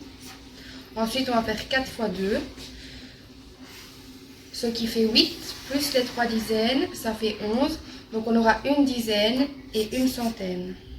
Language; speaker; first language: French; native; French